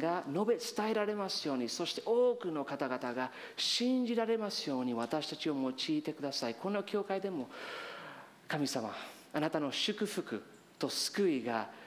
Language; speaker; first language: Japanese; non-native, fluent; English